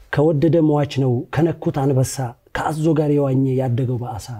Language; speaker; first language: Amharic; native; Amharic